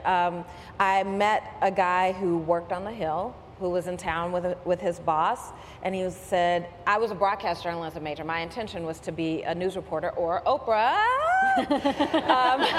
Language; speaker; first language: English; native; English